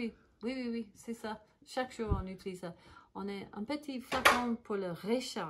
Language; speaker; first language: French; non-native, learner; English